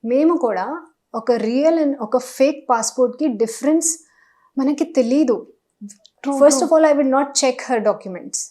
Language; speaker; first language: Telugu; non-native, local second language; Hindi